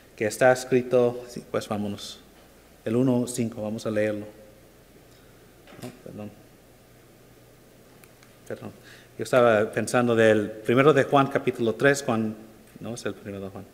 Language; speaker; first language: Spanish; non-native, fluent; English